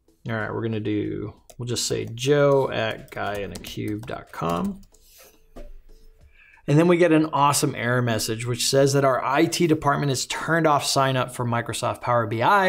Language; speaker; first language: English; native; English